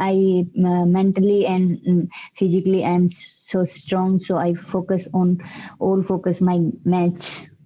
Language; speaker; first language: English; non-native, learner; Hindi